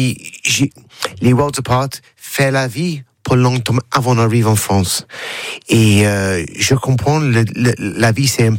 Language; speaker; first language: French; non-native, learner; English